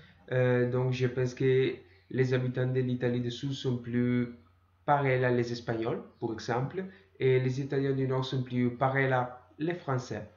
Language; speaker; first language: French; non-native, learner; Italian